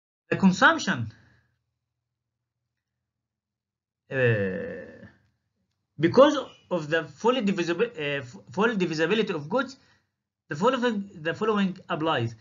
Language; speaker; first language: English; non-native, fluent; Arabic